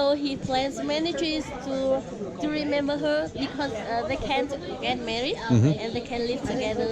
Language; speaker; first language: English; non-native, learner; Vietnamese